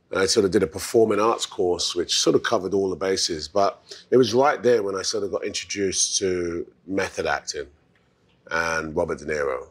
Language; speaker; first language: English; native; English